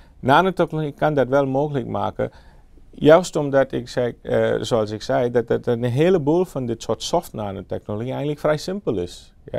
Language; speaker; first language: Dutch; non-native, fluent; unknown